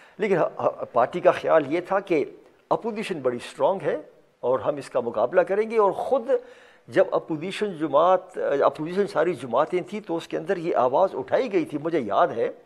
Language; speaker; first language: Urdu; non-native, local second language; Pashto